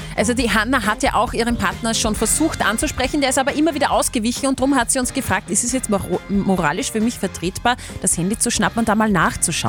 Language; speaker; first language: German; native; German